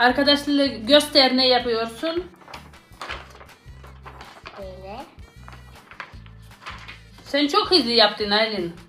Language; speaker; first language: Turkish; non-native, learner; Russian